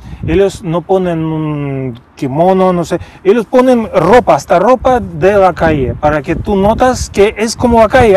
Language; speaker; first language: Spanish; non-native, fluent; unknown